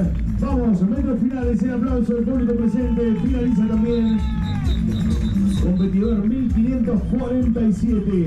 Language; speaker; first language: Spanish; native; Spanish